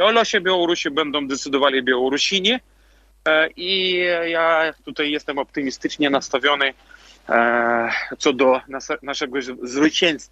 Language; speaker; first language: Polish; non-native, fluent; Belarusian